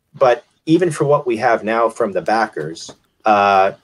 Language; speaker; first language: English; native; English